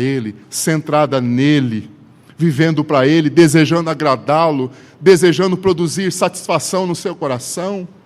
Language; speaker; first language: Portuguese; native; Portuguese